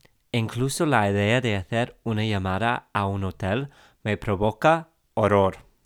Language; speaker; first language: Spanish; non-native, fluent; English